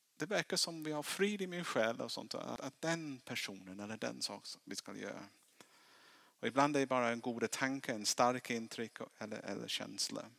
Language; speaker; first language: Swedish; non-native, fluent; English